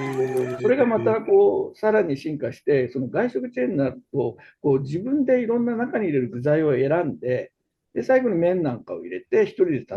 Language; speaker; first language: Japanese; native; Japanese